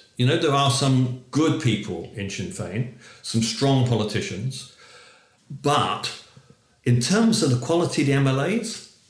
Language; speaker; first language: English; native; English